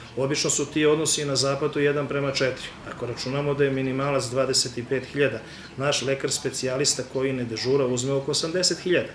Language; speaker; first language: Serbian; native; Serbian